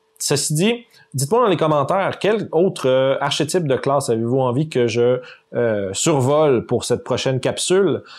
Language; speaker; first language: French; native; French